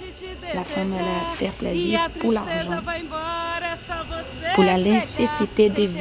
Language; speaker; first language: French; non-native, learner; Portuguese